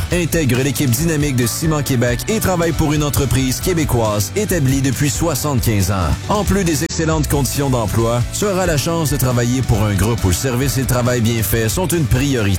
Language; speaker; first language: French; native; French